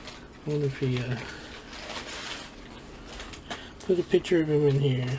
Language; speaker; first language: English; native; English